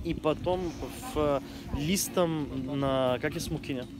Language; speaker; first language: Russian; non-native, learner; Bulgarian